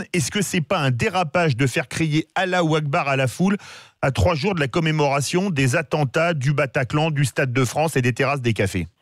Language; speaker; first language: French; native; French